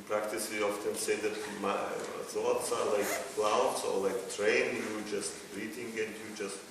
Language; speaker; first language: English; non-native, fluent; Lithuanian